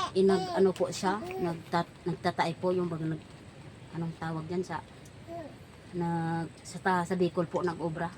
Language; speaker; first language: Filipino; non-native, local second language; Bikol